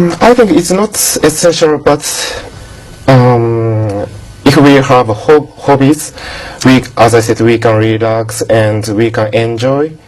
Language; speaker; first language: English; non-native, learner; Japanese